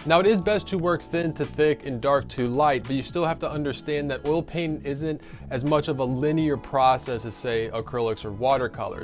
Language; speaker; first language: English; native; English